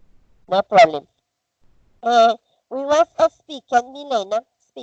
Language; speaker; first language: English; non-native, learner; Spanish